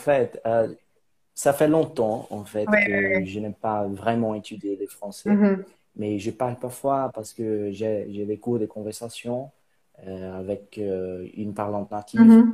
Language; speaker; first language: French; non-native, learner; Portuguese